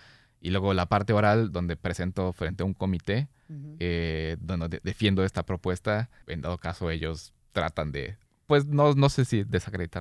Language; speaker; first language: Spanish; native; Spanish